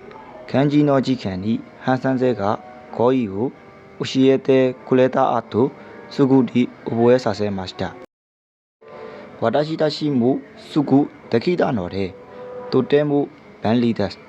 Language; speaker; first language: Japanese; non-native, learner; Burmese